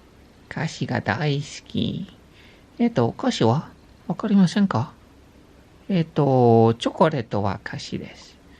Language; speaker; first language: Japanese; non-native, learner; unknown